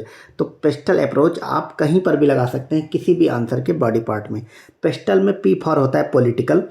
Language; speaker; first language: Hindi; native; Hindi